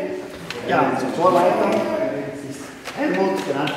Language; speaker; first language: German; native; German